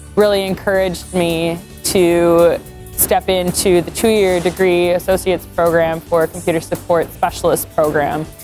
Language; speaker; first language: English; native; English